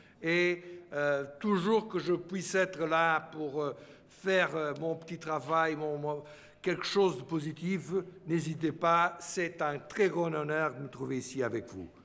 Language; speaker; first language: French; non-native, fluent; Portuguese